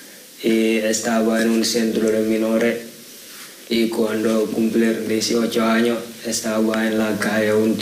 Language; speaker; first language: Spanish; non-native, learner; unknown